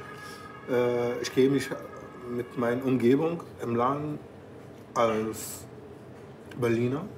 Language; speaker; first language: German; non-native, fluent; Arabic